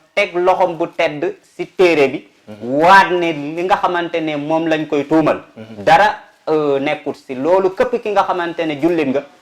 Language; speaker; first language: Wolof; non-native, local second language; Mandingo